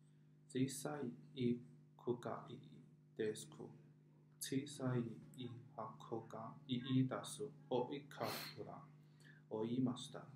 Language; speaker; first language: Japanese; non-native, learner; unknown